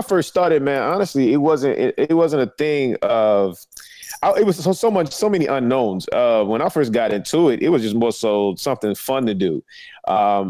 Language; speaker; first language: English; native; English